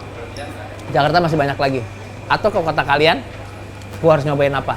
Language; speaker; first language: Indonesian; native; Indonesian